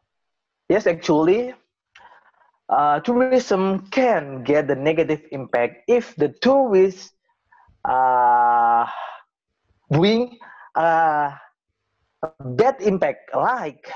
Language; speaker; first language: English; non-native, learner; Indonesian